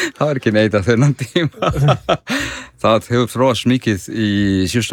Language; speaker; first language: Icelandic; non-native, fluent; Spanish